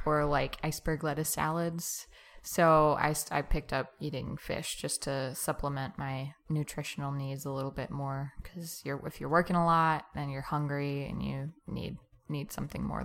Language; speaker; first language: English; native; English